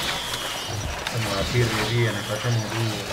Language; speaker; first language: Italian; native; Italian